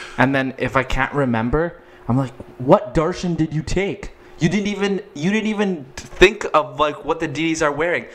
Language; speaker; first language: English; native; English